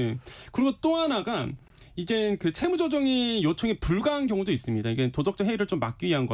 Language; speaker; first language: Korean; native; Korean